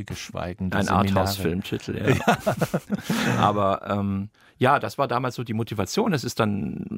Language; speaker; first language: German; native; German